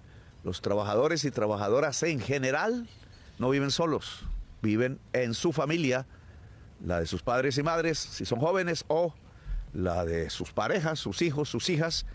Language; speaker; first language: Spanish; native; Spanish